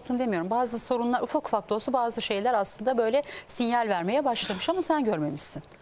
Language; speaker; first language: Turkish; native; Turkish